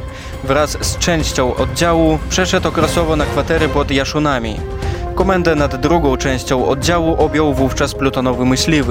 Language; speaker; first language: Polish; native; Polish